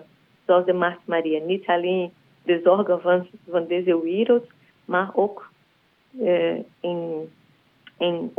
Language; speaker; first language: Dutch; non-native, learner; Portuguese